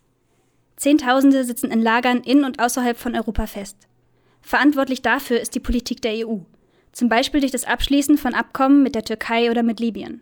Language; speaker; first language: German; native; German